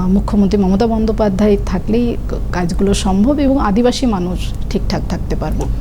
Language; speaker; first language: Bangla; non-native, local second language; Santali